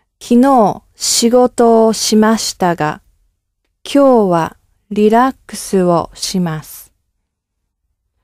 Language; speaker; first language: Japanese; non-native, learner; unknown